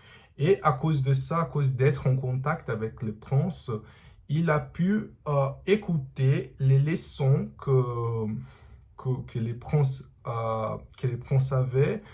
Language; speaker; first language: French; non-native, learner; Portuguese